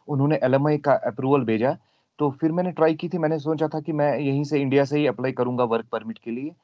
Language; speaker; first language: Hindi; native; Hindi